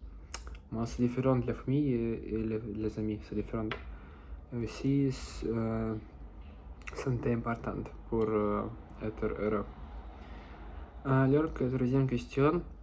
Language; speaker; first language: French; non-native, learner; Russian